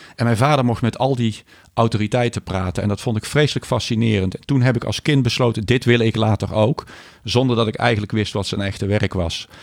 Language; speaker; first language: Dutch; native; Dutch